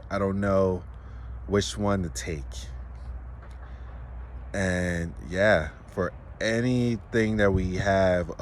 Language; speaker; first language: English; native; English